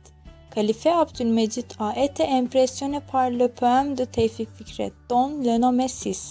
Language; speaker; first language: French; non-native, learner; Turkish